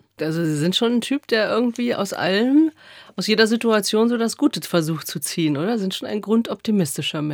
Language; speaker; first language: German; native; German